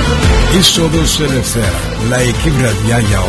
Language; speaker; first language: Greek; early bilingual, heritage; Greek